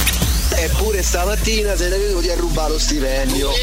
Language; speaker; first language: Italian; native; Italian